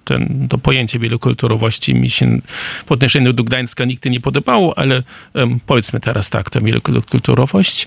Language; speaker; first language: Polish; non-native, fluent; German